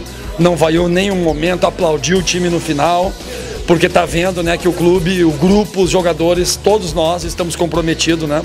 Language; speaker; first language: Portuguese; native; Portuguese